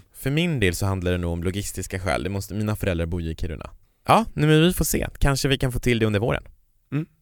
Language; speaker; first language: Swedish; native; Swedish